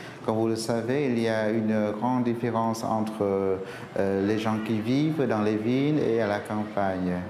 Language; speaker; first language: French; non-native, fluent; Vietnamese